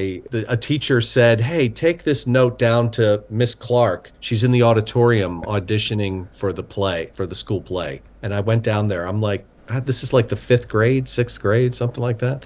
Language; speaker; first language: English; native; English